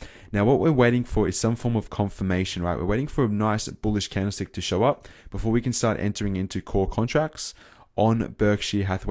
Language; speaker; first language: English; native; English